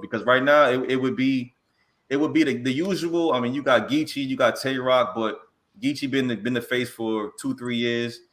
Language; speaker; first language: English; native; English